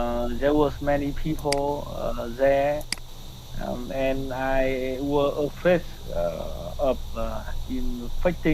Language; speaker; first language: English; non-native, learner; Vietnamese